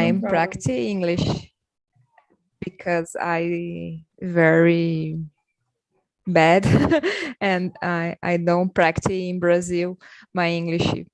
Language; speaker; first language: English; non-native, learner; Portuguese